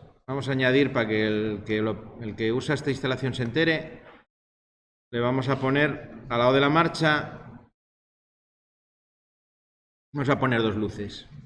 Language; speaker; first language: Spanish; native; Spanish